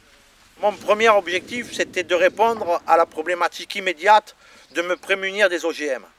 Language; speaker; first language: French; native; French